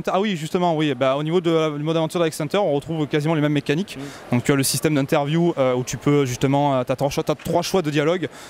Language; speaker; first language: French; native; French